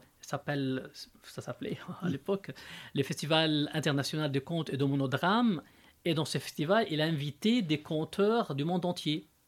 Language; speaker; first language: French; non-native, local second language; Arabic